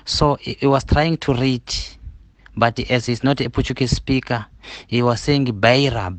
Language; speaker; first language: English; non-native, learner; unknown